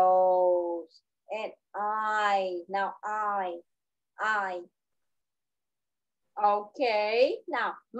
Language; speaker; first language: English; non-native, learner; Vietnamese